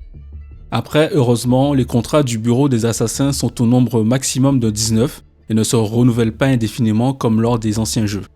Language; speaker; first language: French; native; French